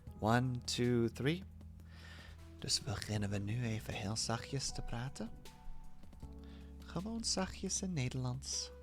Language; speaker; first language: Dutch; non-native, learner; English